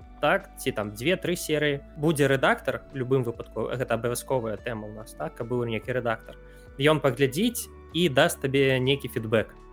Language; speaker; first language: Belarusian; non-native, local second language; Russian